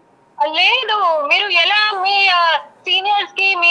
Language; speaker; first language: Telugu; non-native, learner; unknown